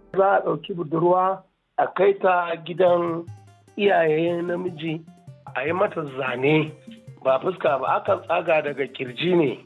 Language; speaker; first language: Hausa; non-native, local second language; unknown